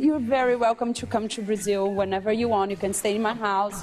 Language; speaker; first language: English; non-native, learner; Portuguese